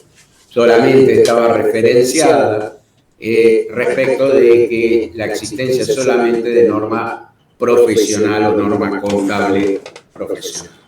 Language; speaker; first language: Spanish; native; Spanish